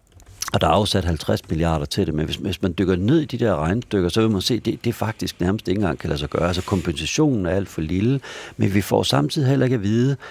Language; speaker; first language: Danish; native; Danish